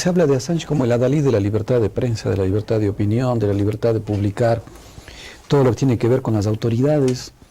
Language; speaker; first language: Spanish; native; Spanish